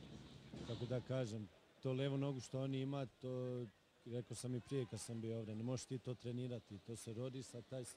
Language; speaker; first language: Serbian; early bilingual, heritage; Swedish